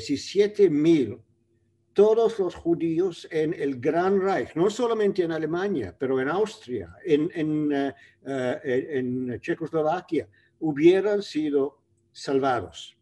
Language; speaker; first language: Spanish; non-native, fluent; English